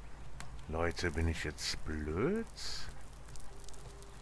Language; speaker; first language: German; native; German